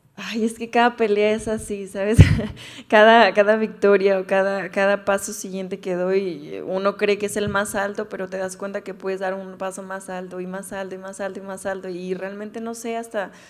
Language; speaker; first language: Spanish; native; Spanish